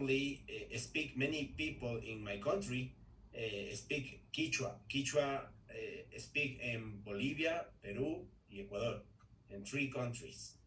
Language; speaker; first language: English; non-native, learner; Spanish